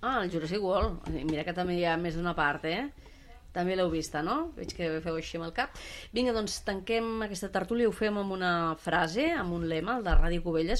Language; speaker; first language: Catalan; native; Catalan